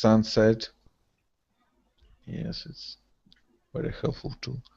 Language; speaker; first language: English; non-native, learner; Russian